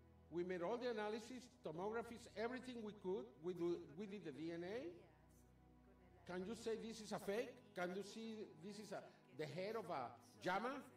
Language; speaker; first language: English; non-native, fluent; Spanish